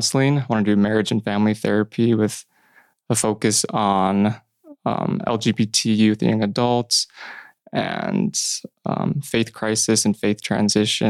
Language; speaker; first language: English; native; English